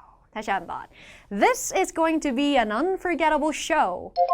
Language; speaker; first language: English; non-native, fluent; Korean